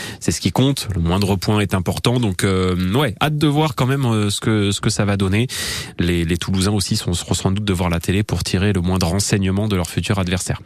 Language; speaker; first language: French; native; French